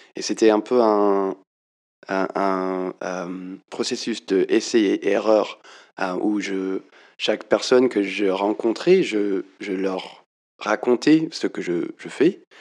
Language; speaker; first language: French; non-native, fluent; English